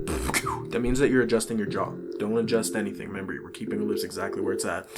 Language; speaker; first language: English; native; English